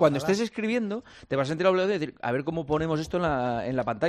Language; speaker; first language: Spanish; native; Spanish